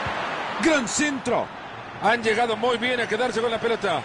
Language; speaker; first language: Spanish; native; Spanish